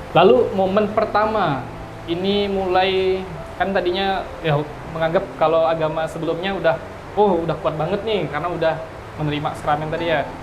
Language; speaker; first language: Indonesian; native; Indonesian